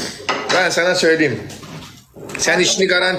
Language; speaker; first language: Turkish; native; Turkish